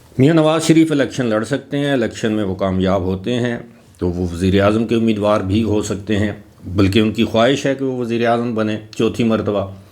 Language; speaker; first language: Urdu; non-native, local second language; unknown